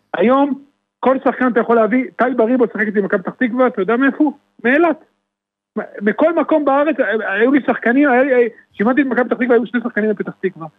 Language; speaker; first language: Hebrew; native; Hebrew